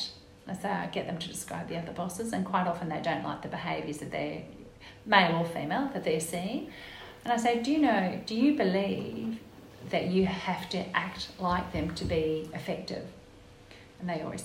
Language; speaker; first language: English; native; English